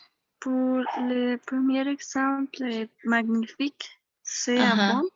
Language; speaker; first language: French; non-native, learner; Spanish